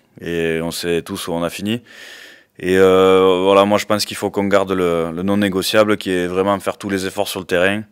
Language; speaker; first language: French; native; French